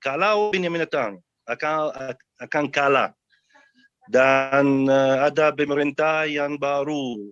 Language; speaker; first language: Indonesian; non-native, fluent; Arabic